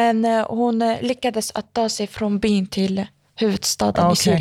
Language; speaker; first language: Swedish; early bilingual, other home language; Arabic